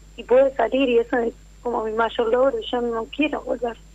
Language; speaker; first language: Spanish; native; Spanish